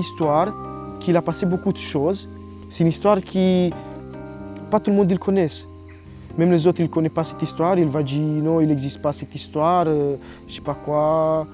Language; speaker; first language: French; early bilingual, other home language; Romanian